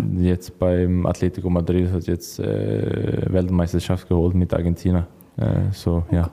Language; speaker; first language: German; non-native, learner; Swedish